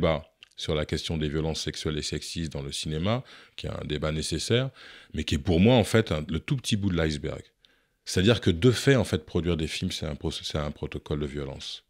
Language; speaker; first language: French; native; French